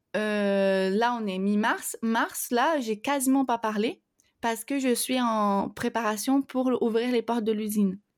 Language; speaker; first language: French; non-native, fluent; Portuguese